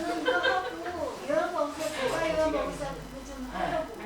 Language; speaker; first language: Korean; non-native, learner; Chinese